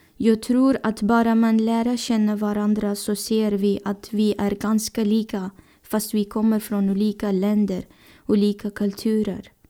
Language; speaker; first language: Swedish; non-native, fluent; Persian